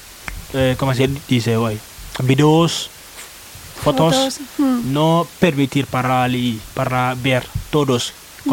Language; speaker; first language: Spanish; non-native, learner; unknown